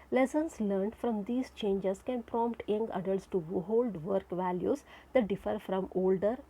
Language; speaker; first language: English; non-native, local second language; Kannada